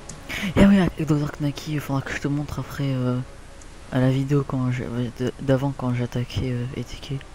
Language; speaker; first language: French; native; French